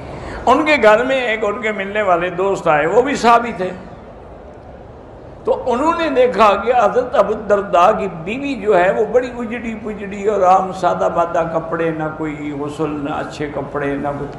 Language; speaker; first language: Urdu; native; Urdu